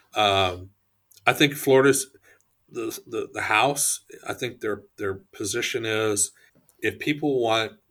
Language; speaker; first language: English; native; English